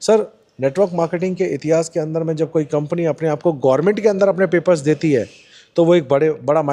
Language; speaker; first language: Hindi; native; Hindi